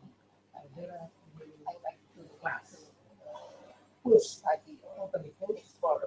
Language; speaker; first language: English; non-native, learner; Indonesian